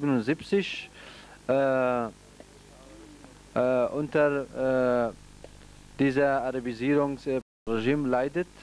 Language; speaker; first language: German; non-native, fluent; Central Kurdish